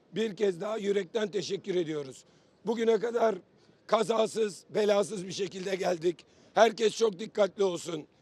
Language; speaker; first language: Turkish; native; Turkish